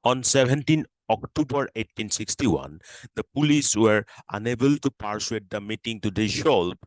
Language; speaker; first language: English; non-native, local second language; Assamese